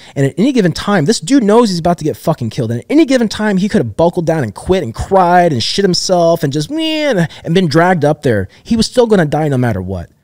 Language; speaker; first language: English; native; English